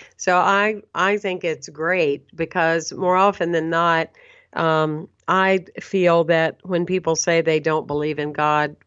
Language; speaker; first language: English; native; English